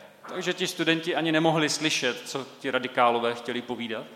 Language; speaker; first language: Czech; native; Czech